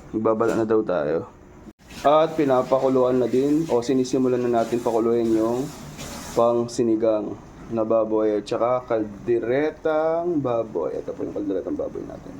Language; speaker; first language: Filipino; native; Filipino